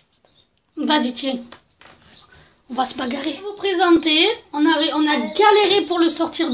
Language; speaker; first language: French; native; French